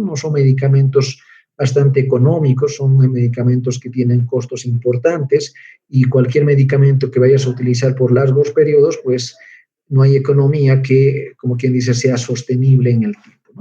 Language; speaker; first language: Spanish; native; Spanish